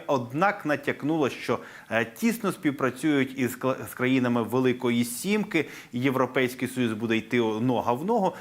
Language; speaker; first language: Ukrainian; native; Ukrainian